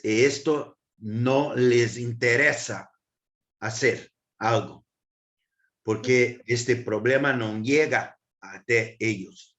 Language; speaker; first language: Spanish; non-native, learner; Portuguese